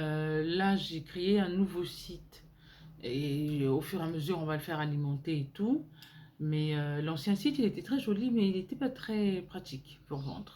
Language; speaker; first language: French; native; French